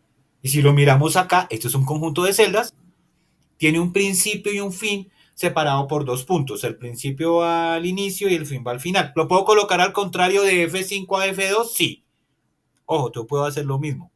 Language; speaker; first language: Spanish; native; Spanish